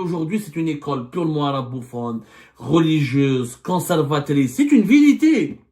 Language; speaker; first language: French; non-native, local second language; Arabic